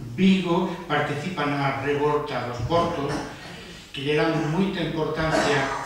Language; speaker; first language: Spanish; non-native, local second language; Galician